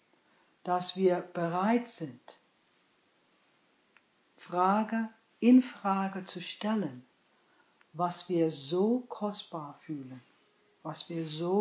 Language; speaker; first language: German; non-native, fluent; English